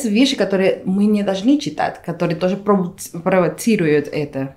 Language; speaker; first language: Russian; non-native, fluent; Spanish